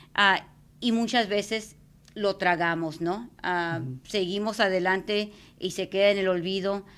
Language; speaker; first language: Spanish; native; Spanish